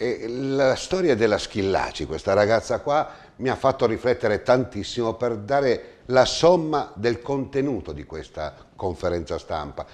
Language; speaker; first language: Italian; native; Italian